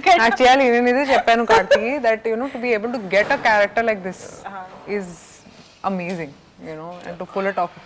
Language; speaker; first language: Telugu; non-native, fluent; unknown